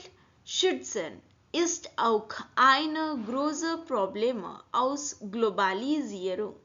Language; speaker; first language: German; non-native, learner; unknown